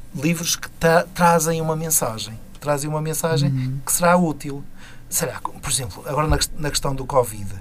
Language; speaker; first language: Portuguese; native; Portuguese